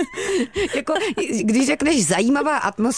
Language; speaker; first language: Czech; native; Czech